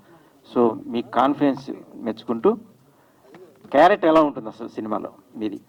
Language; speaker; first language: Telugu; native; Telugu